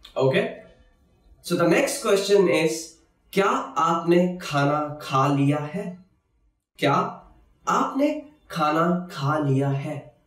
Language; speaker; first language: Hindi; native; Hindi